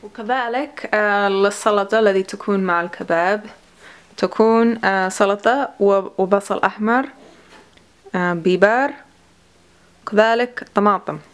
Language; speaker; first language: Arabic; non-native, fluent; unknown